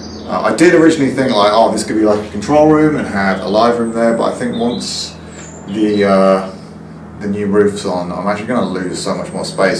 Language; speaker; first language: English; native; English